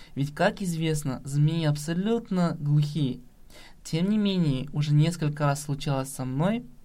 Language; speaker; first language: Russian; non-native, local second language; Kazakh